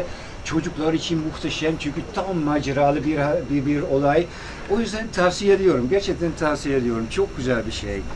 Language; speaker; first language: Turkish; non-native, fluent; Dutch